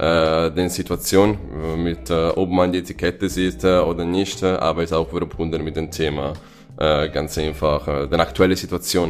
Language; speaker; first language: German; non-native, fluent; Italian